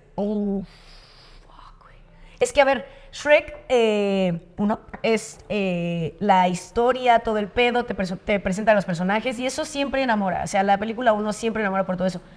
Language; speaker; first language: Spanish; native; Spanish